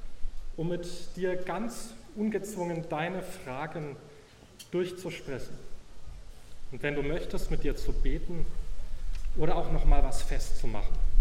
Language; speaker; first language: German; native; German